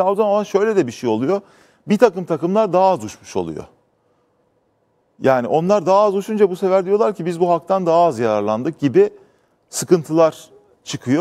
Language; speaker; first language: Turkish; native; Turkish